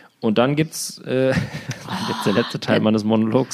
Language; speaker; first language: German; native; German